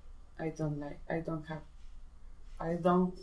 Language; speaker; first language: English; non-native, learner; Spanish